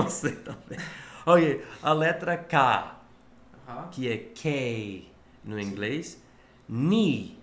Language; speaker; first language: Portuguese; non-native, fluent; English